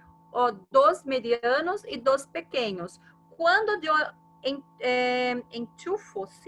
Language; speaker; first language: Spanish; non-native, fluent; Portuguese